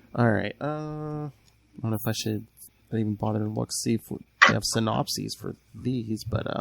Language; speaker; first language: English; native; English